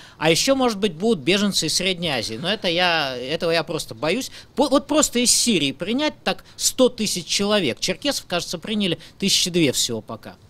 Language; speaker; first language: Russian; native; Russian